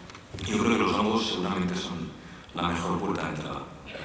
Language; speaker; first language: Spanish; native; Spanish